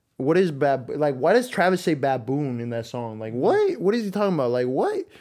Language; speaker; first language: English; early bilingual, other home language; Spanish